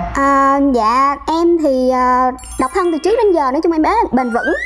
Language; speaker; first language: Vietnamese; native; Vietnamese